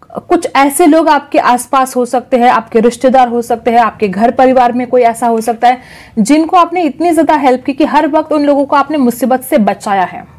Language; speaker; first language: Hindi; non-native, local second language; Marathi